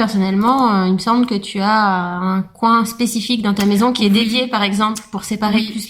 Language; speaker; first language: French; native; French